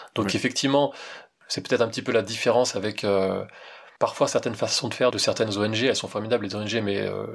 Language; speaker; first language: French; native; French